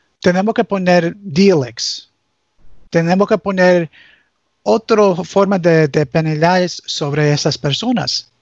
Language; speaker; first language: Spanish; early bilingual, heritage; English